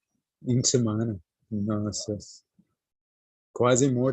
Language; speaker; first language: Portuguese; non-native, learner; English